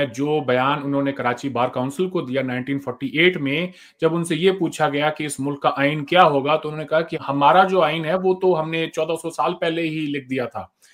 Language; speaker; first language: Hindi; native; Hindi